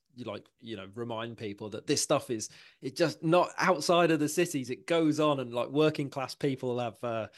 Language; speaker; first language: English; native; English